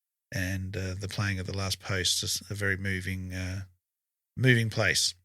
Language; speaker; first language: English; native; English